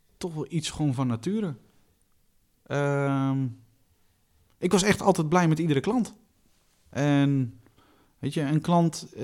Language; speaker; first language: Dutch; native; Dutch